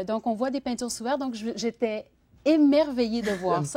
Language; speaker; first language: French; native; French